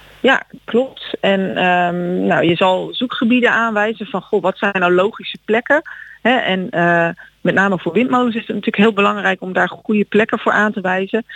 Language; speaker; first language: Dutch; native; Dutch